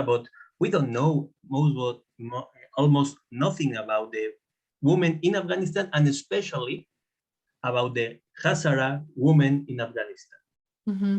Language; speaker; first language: English; non-native, fluent; Spanish